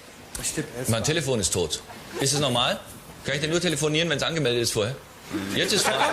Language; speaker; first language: German; native; German